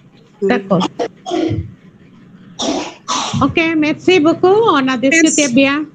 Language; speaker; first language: French; non-native, fluent; Tamil